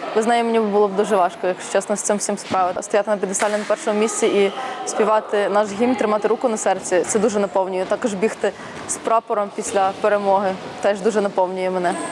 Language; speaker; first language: Ukrainian; native; Ukrainian